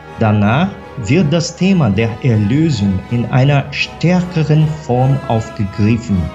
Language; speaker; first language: German; non-native, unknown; Portuguese